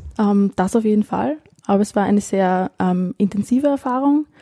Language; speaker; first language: German; native; German